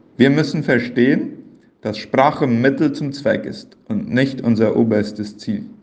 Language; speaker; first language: German; early bilingual, heritage; Plautdietsch